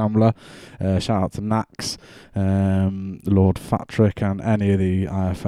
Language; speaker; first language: English; native; English